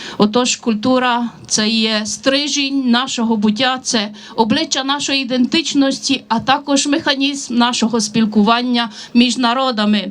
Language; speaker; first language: Ukrainian; non-native, fluent; Romanian